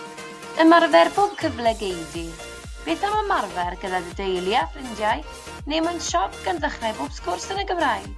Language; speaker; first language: Welsh; native; Welsh